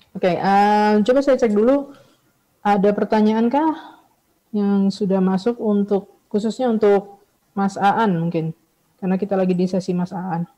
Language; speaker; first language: Indonesian; native; Indonesian